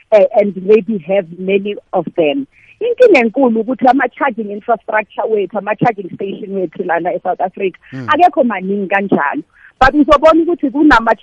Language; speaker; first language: South Ndebele; non-native, local second language; Venda